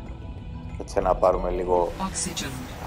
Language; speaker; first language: Greek; native; Greek